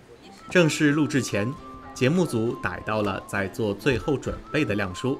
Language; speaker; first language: Chinese; native; Chinese